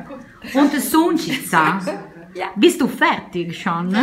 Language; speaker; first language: German; non-native, learner; Italian